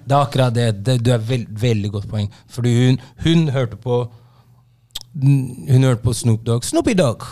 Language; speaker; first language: Norwegian; native; Norwegian